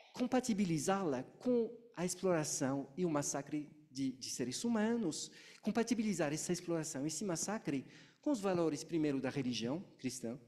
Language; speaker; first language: Portuguese; non-native, fluent; French